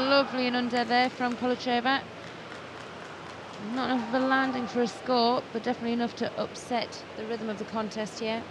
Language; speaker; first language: English; native; English